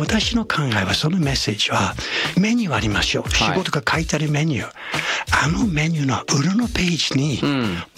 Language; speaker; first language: Japanese; non-native, fluent; English